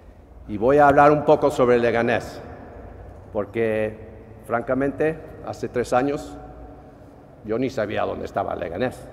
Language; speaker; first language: Spanish; non-native, fluent; English